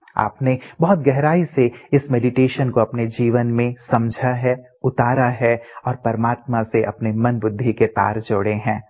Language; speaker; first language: Hindi; native; Hindi